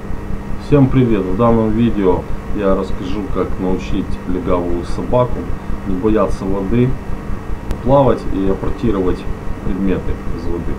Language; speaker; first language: Russian; native; Russian